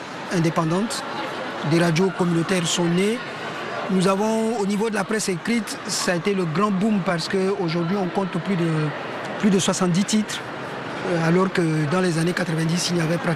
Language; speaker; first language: French; non-native, local second language; Sango